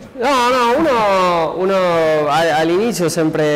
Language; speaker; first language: Italian; non-native, learner; Spanish